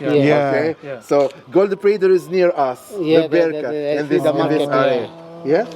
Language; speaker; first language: English; non-native, learner; Arabic